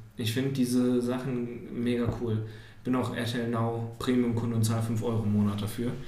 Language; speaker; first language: German; native; German